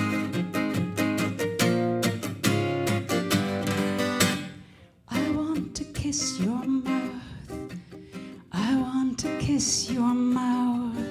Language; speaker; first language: English; native; English